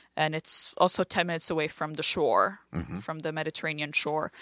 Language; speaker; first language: English; non-native, fluent; French